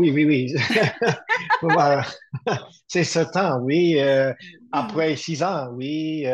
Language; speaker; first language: French; non-native, learner; English